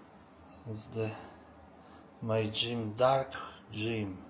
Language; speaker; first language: English; non-native, learner; Polish